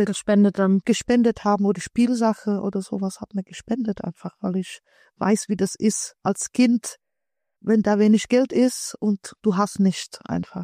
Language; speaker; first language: German; early bilingual, other home language; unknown